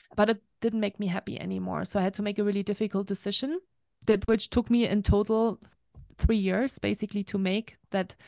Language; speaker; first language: English; non-native, fluent; German